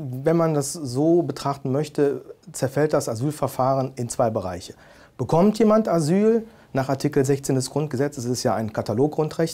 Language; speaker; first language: German; native; German